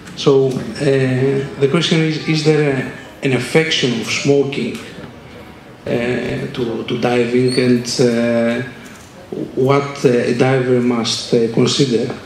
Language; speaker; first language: English; non-native, fluent; Greek